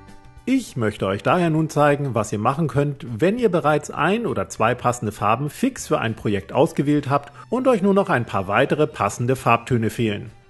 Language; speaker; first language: German; native; German